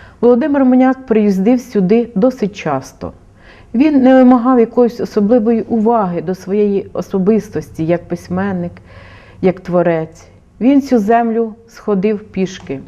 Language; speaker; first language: Ukrainian; native; Ukrainian